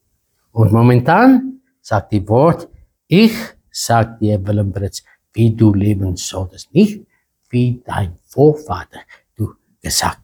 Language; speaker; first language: German; non-native, fluent; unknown